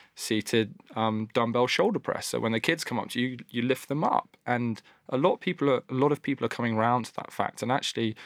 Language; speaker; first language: English; native; English